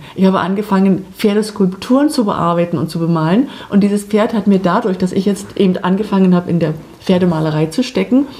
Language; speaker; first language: German; native; German